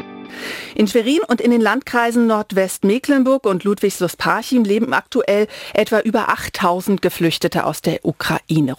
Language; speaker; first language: German; native; German